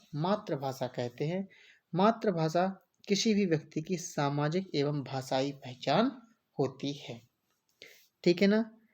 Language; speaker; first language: Hindi; native; Hindi